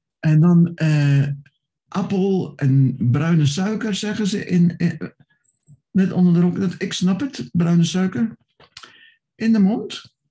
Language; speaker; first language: Dutch; non-native, fluent; English